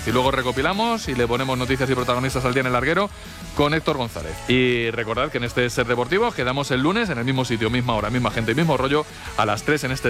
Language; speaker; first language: Spanish; native; Spanish